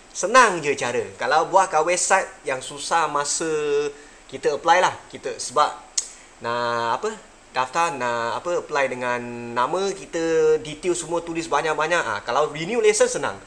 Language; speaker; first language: Malay; non-native, local second language; Chinese